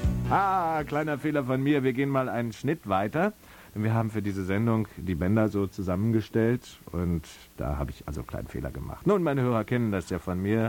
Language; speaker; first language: German; native; German